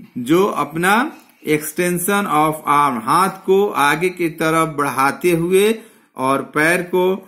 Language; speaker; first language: Hindi; native; Hindi